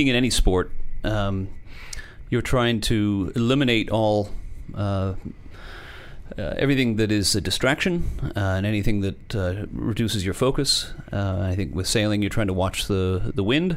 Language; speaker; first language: English; native; English